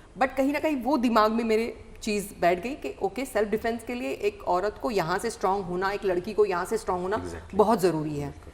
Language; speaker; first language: Hindi; non-native, local second language; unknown